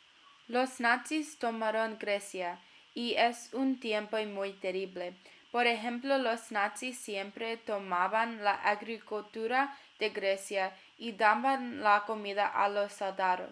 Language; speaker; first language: Spanish; non-native, learner; English